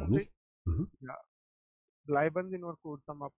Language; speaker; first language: German; non-native, learner; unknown